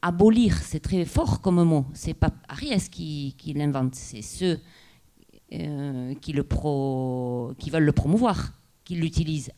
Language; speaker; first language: French; non-native, local second language; Basque